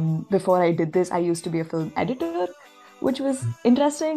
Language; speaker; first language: English; non-native, local second language; Tamil